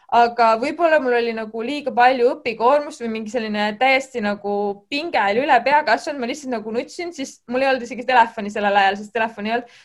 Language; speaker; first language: Estonian; native; Estonian